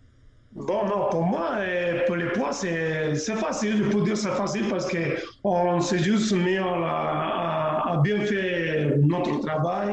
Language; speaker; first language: French; non-native, fluent; Spanish